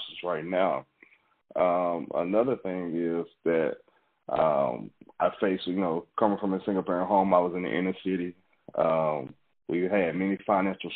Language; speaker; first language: English; native; English